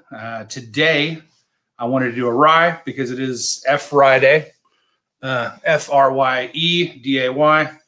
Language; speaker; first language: English; native; English